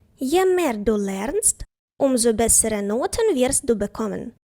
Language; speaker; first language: German; non-native, fluent; Ukrainian